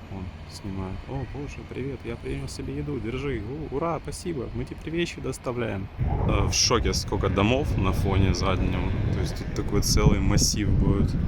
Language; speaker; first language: Ukrainian; non-native, local second language; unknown